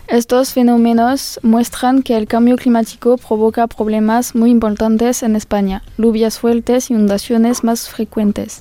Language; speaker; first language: Spanish; non-native, learner; French